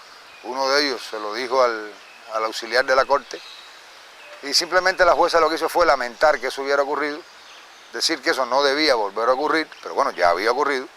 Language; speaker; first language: Spanish; native; Spanish